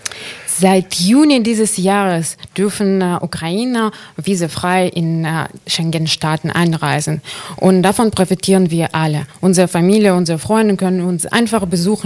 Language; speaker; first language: German; non-native, fluent; Ukrainian